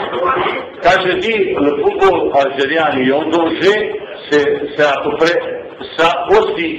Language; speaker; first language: French; non-native, fluent; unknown